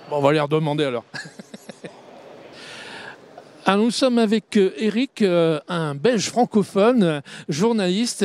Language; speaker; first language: French; native; French